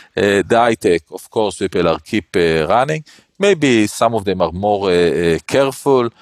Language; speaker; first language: English; non-native, learner; Hebrew